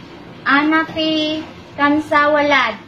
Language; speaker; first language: Arabic; non-native, learner; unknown